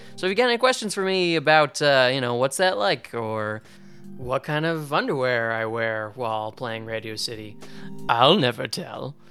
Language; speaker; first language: English; native; English